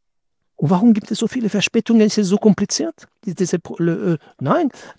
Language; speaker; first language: German; non-native, fluent; French